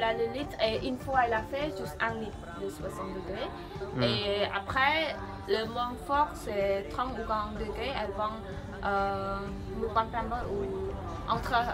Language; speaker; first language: French; non-native, learner; Khmer